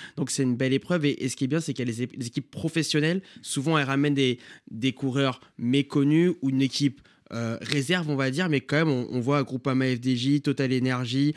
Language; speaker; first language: French; native; French